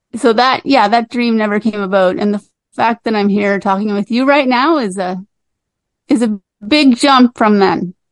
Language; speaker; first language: English; native; English